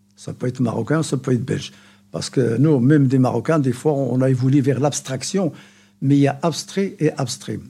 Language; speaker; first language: French; non-native, local second language; Arabic